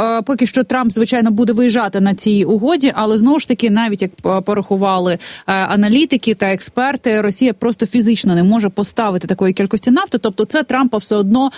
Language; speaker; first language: Ukrainian; native; Ukrainian